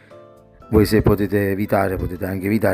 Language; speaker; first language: Italian; native; Italian